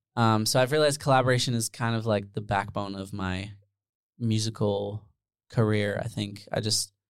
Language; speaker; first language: English; early bilingual, other home language; Dutch